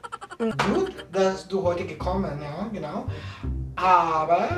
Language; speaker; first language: German; non-native, learner; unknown